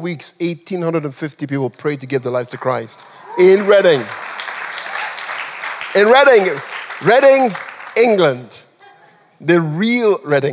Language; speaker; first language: English; non-native, local second language; Yoruba